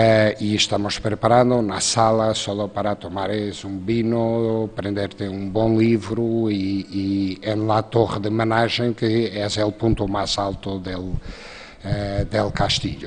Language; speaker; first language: Spanish; non-native, fluent; Portuguese